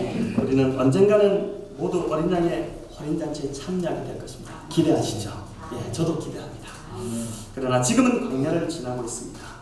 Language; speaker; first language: Korean; native; Korean